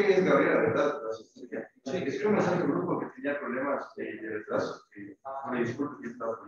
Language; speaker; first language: Spanish; native; Spanish